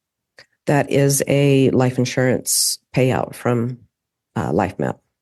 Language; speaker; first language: English; native; English